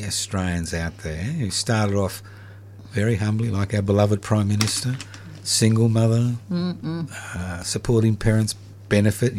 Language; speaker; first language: English; non-native, local second language; Italian